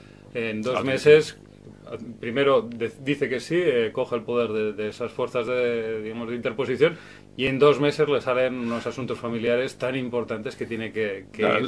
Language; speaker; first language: Spanish; native; Spanish